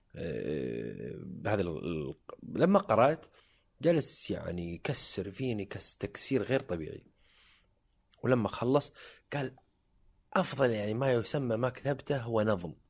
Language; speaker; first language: Arabic; native; Arabic